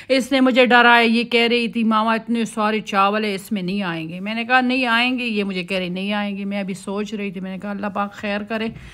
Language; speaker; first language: Urdu; native; Urdu